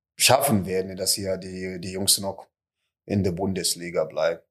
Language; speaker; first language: German; non-native, fluent; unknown